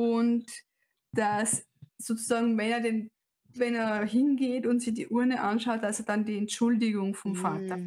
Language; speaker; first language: German; native; German